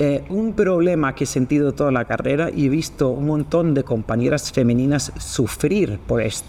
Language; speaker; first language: Spanish; non-native, fluent; Swedish